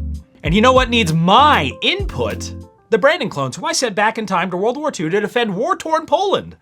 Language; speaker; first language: English; native; English